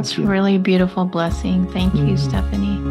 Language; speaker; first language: English; native; English